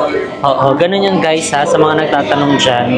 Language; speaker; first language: Filipino; native; Filipino